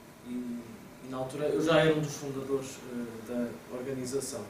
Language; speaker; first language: Portuguese; native; Portuguese